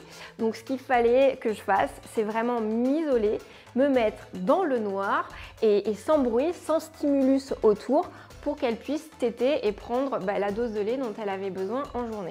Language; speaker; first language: French; native; French